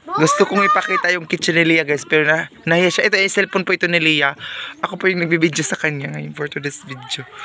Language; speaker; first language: Filipino; non-native, local second language; Cebuano